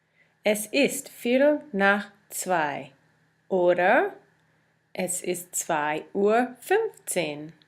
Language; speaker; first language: German; non-native, fluent; English